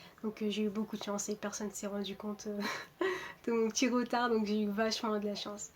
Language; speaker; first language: French; early bilingual, other home language; Portuguese